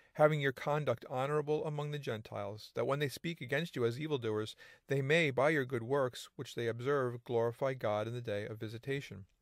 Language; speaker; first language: English; native; English